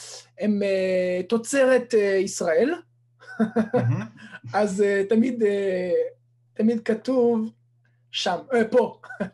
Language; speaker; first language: Hebrew; non-native, fluent; French